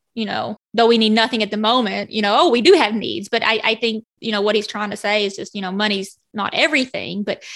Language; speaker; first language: English; native; English